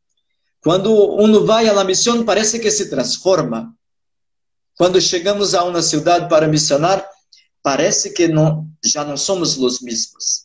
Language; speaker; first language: Spanish; non-native, fluent; Portuguese